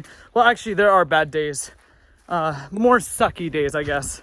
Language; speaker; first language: English; native; English